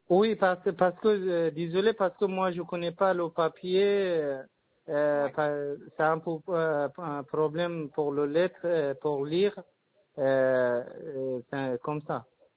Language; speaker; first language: French; non-native, learner; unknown